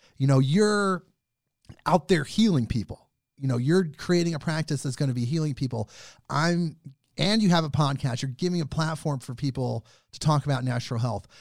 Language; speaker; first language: English; native; English